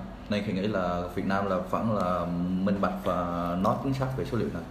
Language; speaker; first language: Vietnamese; native; Vietnamese